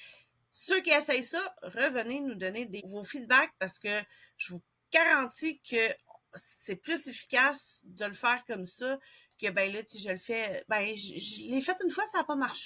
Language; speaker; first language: French; native; French